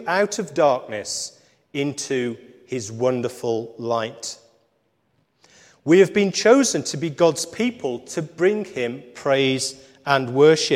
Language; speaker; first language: English; native; English